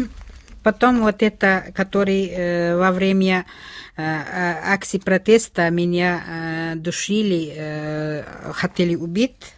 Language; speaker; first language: Russian; non-native, local second language; Uzbek